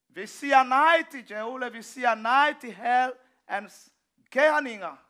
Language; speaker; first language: Danish; non-native, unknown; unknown